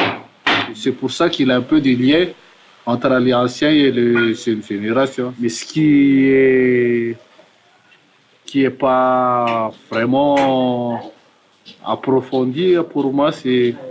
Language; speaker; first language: French; non-native, local second language; Malagasy